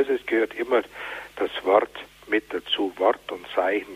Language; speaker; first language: German; native; German